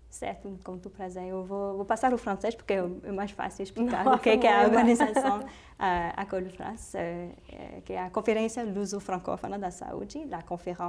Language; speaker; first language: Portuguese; non-native, fluent; French